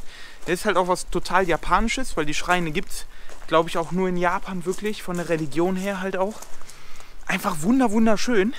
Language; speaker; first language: German; native; German